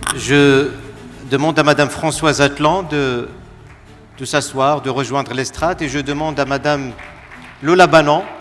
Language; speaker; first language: French; non-native, local second language; Arabic